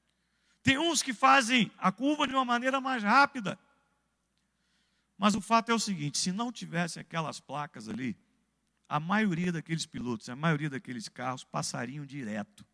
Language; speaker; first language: Portuguese; native; Portuguese